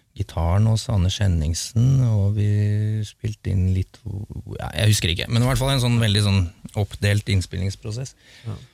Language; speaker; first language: Norwegian; native; Norwegian